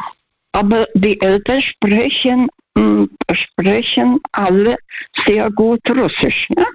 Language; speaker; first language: German; non-native, local second language; Russian